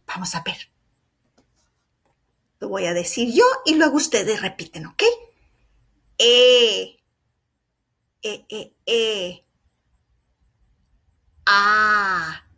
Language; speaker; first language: Spanish; early bilingual, heritage; Spanish